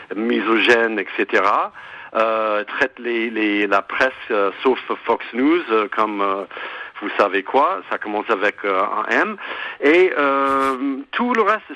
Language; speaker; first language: French; non-native, fluent; English